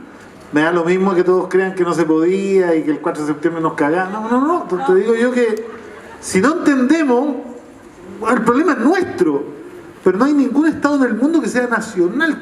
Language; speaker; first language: Spanish; native; Spanish